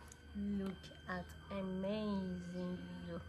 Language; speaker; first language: English; non-native, learner; Persian